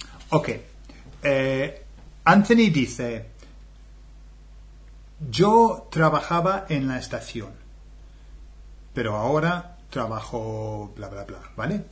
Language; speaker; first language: Spanish; non-native, fluent; English